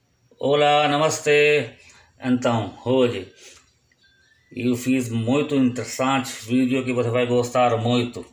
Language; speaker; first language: Portuguese; non-native, learner; Hindi